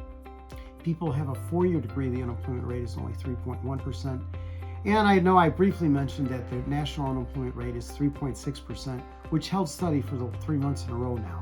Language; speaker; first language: English; native; English